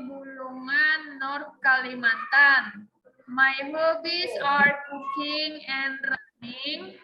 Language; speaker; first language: English; non-native, learner; Indonesian